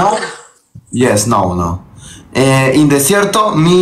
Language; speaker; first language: English; non-native, learner; Spanish